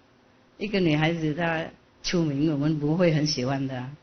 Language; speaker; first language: Chinese; non-native, fluent; Vietnamese